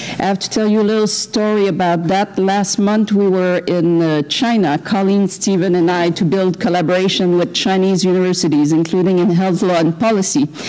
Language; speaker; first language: English; non-native, local second language; French